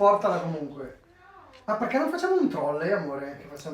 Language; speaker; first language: Italian; native; Italian